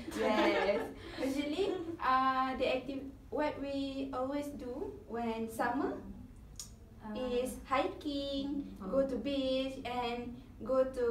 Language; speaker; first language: English; non-native, local second language; Malay